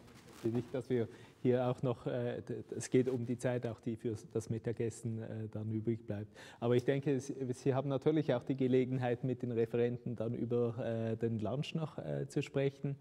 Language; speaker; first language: German; native; German